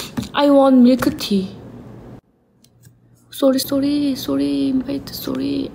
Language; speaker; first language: English; non-native, learner; Korean